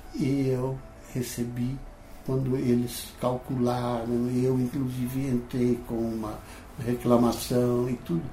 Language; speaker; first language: Portuguese; non-native, fluent; Dutch